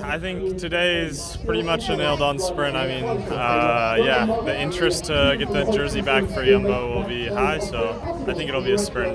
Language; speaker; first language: English; native; English